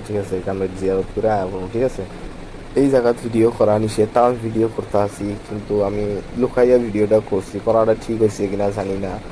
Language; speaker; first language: Bangla; native; Bangla